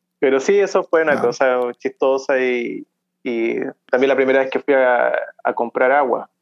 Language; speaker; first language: Spanish; native; Spanish